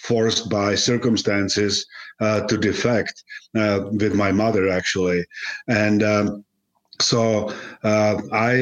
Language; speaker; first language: English; non-native, fluent; Czech